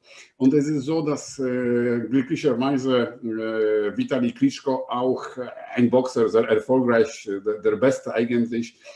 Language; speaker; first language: German; non-native, fluent; Polish